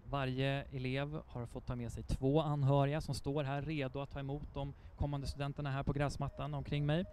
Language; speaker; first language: Swedish; native; Swedish